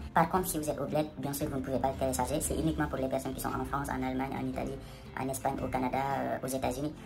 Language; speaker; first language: French; non-native, local second language; Wolof